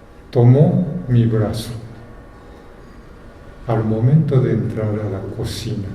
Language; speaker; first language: Spanish; non-native, fluent; Japanese